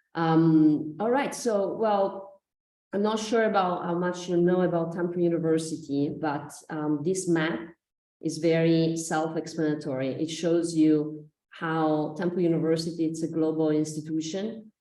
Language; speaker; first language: English; non-native, fluent; Italian